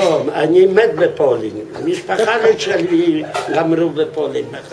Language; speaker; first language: Hebrew; non-native, fluent; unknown